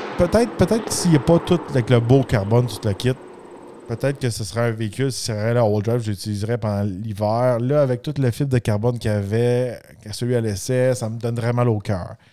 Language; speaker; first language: French; native; French